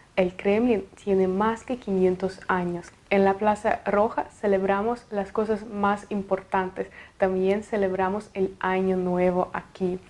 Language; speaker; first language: Spanish; non-native, fluent; Russian